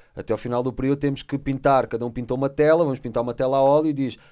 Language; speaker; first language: Portuguese; native; Portuguese